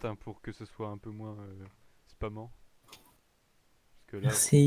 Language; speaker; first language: French; native; French